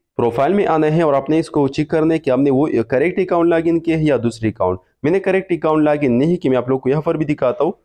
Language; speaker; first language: Urdu; non-native, local second language; Pashto